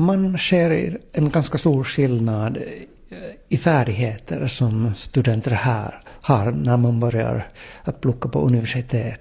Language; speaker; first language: Swedish; non-native, fluent; Finnish